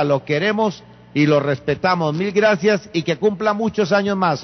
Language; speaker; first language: Spanish; native; Spanish